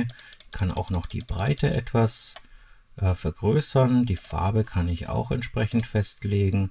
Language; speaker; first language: German; native; German